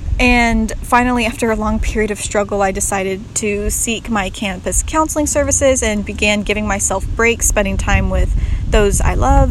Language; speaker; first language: English; native; English